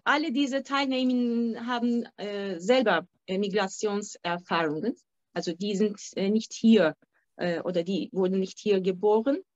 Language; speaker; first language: German; non-native, fluent; Turkish